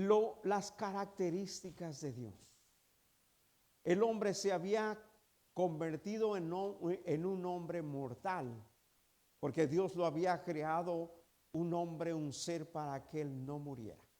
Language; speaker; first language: Spanish; native; Spanish